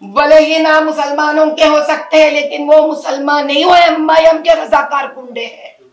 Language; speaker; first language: Hindi; non-native, local second language; Telugu